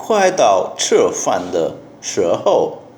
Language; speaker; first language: Chinese; non-native, learner; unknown